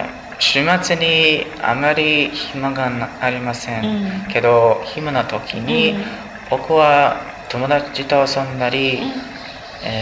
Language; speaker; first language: Japanese; non-native, learner; English